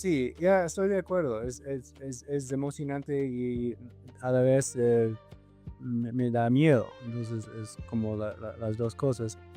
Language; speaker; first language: Spanish; non-native, fluent; English